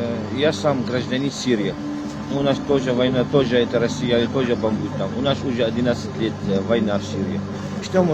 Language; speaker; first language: Russian; non-native, learner; Arabic